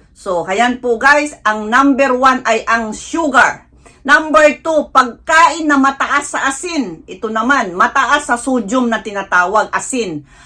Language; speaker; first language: Filipino; non-native, local second language; Iloko